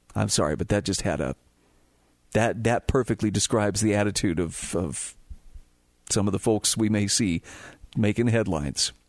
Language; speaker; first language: English; native; English